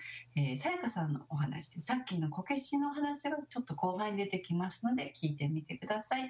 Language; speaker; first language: Japanese; native; Japanese